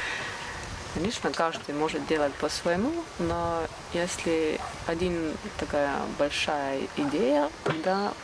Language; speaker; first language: Russian; non-native, fluent; Lithuanian